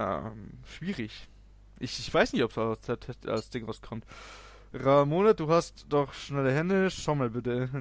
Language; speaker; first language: German; native; German